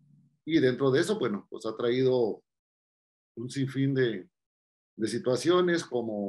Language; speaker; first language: Spanish; native; Spanish